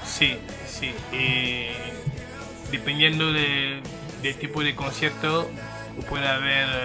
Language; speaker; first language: Spanish; non-native, fluent; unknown